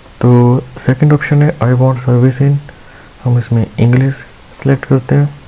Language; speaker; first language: Hindi; non-native, local second language; Punjabi